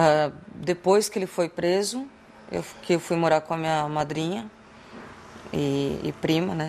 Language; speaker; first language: Portuguese; early bilingual, other home language; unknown